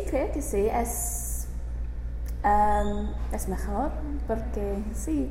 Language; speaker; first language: Spanish; non-native, learner; English